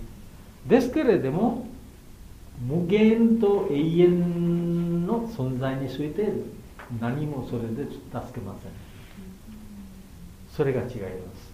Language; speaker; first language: Japanese; non-native, learner; Bangla